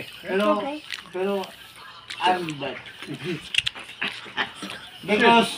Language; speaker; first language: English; non-native, learner; Cebuano